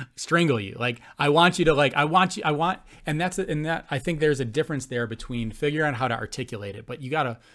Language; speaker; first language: English; native; English